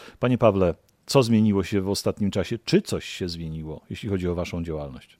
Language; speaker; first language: Polish; native; Polish